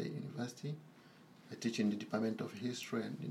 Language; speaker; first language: English; non-native, local second language; Igbo